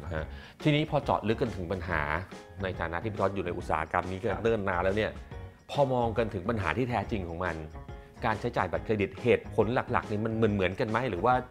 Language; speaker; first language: Thai; native; Thai